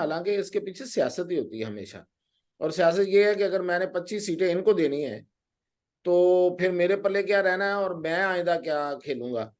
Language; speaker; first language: Urdu; non-native, local second language; Punjabi